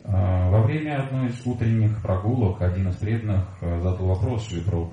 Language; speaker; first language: Russian; native; Russian